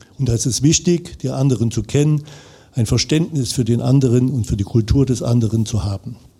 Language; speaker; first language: German; native; German